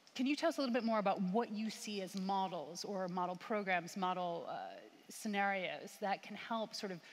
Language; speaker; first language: English; native; English